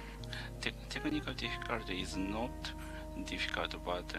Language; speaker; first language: English; non-native, learner; Japanese